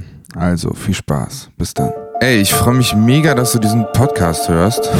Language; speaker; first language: German; native; German